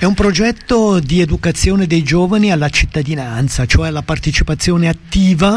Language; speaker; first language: Italian; native; Italian